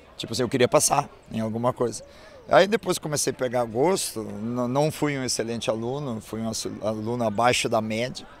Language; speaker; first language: Portuguese; native; Portuguese